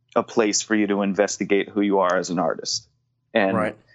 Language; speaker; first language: English; native; English